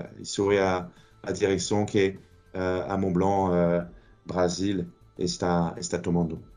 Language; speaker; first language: Portuguese; non-native, fluent; French